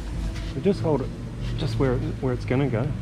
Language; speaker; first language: English; native; English